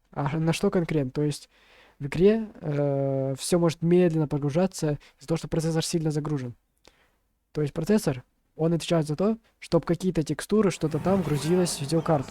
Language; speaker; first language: Russian; native; Russian